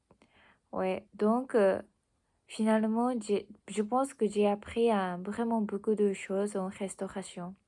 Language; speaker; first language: French; non-native, learner; Japanese